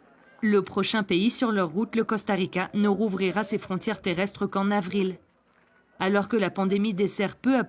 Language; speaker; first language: French; native; French